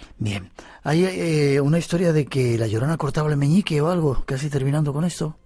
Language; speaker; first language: Spanish; native; Spanish